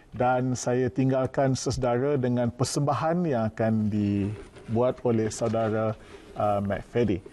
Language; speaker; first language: Malay; native; Malay